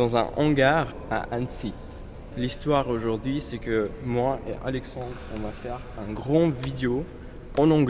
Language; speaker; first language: French; non-native, fluent; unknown